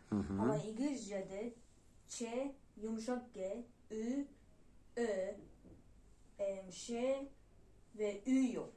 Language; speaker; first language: Turkish; non-native, learner; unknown